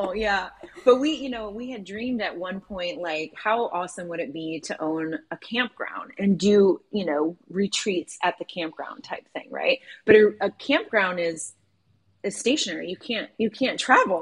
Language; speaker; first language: English; native; English